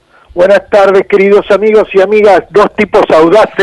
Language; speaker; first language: Spanish; native; Spanish